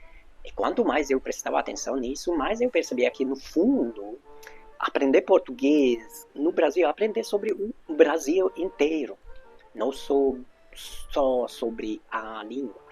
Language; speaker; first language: Portuguese; non-native, fluent; Hungarian